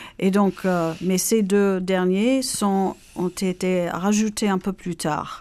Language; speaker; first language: French; non-native, fluent; English